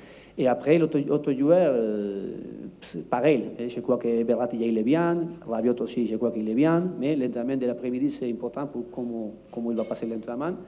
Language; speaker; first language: French; non-native, learner; Spanish